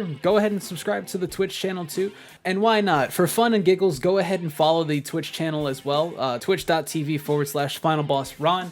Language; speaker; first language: English; native; English